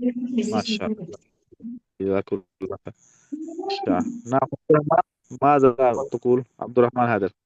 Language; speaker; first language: Arabic; non-native, learner; Urdu